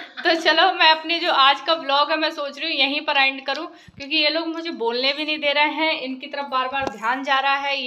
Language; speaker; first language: Hindi; native; Hindi